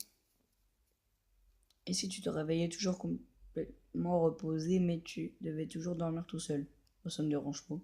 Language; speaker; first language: French; native; French